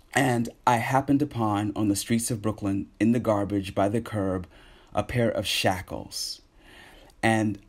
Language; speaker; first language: English; native; English